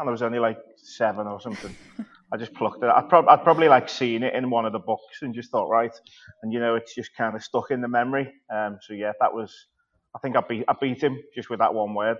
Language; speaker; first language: English; native; English